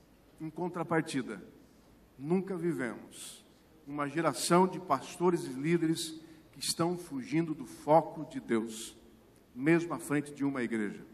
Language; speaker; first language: Portuguese; native; Portuguese